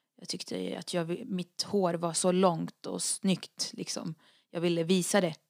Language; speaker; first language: Swedish; early bilingual, other home language; Arabic